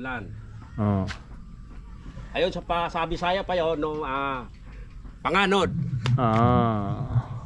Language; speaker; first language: Filipino; non-native, local second language; Cebuano